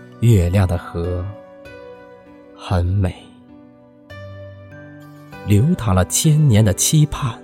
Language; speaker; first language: Chinese; native; Chinese